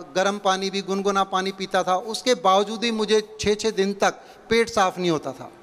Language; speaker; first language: Hindi; native; Hindi